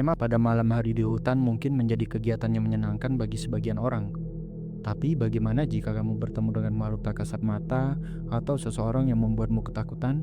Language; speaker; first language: Indonesian; native; Indonesian